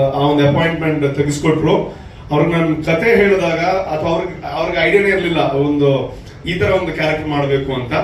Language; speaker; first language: Kannada; non-native, local second language; Tulu